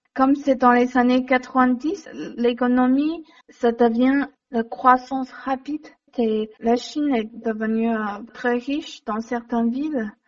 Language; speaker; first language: French; non-native, learner; Chinese